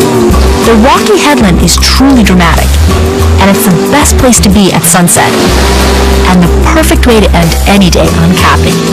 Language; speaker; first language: English; early bilingual, other home language; Italian